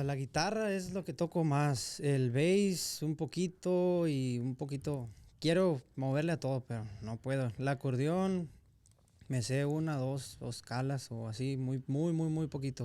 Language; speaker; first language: Spanish; native; Spanish